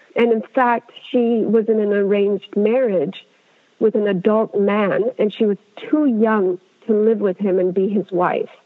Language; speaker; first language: English; non-native, fluent; Amharic